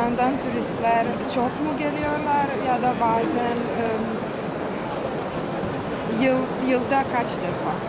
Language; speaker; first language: Turkish; non-native, learner; Serbian